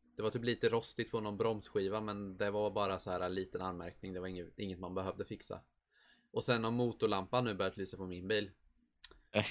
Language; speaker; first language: Swedish; native; Swedish